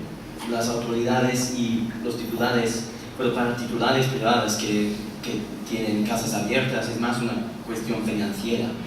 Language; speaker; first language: Spanish; non-native, fluent; English